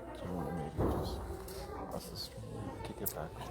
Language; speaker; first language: English; native; English